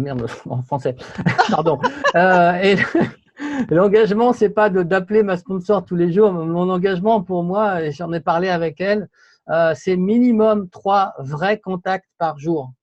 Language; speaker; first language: French; native; French